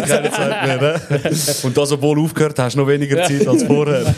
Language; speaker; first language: German; native; German